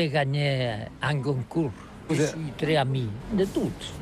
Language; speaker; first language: French; non-native, learner; Catalan